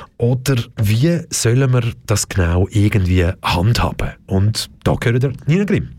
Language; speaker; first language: German; early bilingual, other home language; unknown